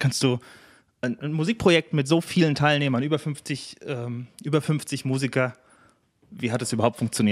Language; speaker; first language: German; native; German